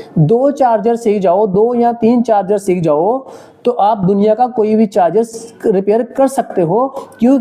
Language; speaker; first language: Hindi; native; Hindi